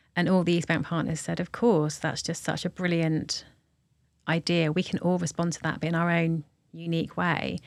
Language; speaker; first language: English; native; English